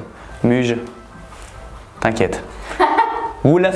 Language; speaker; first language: French; native; French